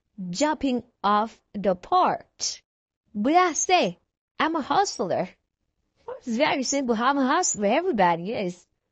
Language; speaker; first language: English; non-native, fluent; Haitian Creole